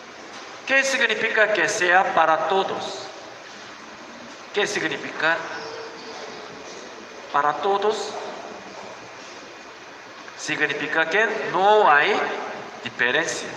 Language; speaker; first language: Spanish; non-native, learner; Korean